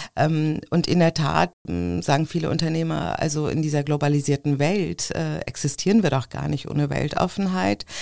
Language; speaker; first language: German; early bilingual, other home language; Turkish